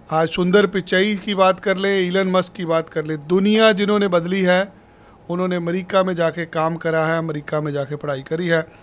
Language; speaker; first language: Hindi; native; Hindi